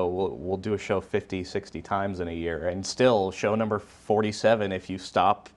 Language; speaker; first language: English; native; English